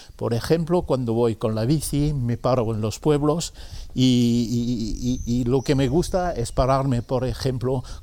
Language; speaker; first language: Spanish; non-native, fluent; French